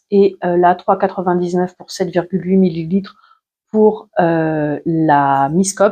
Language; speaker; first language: French; native; French